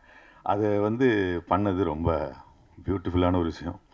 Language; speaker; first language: Tamil; native; Tamil